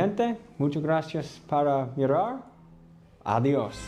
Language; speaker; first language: Spanish; non-native, learner; English